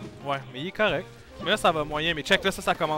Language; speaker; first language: French; native; French